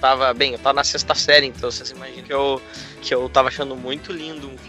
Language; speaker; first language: Portuguese; native; Portuguese